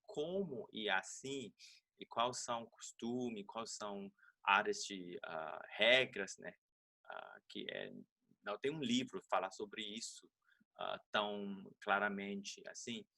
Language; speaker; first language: Portuguese; non-native, fluent; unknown